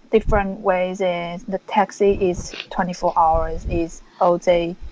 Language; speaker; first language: English; non-native, learner; Chinese